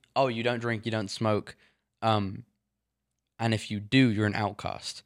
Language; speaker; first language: English; native; English